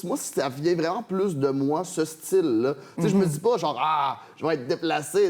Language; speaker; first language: French; native; French